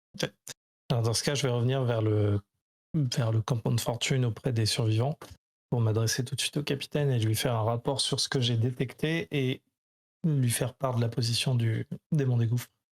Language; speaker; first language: French; native; French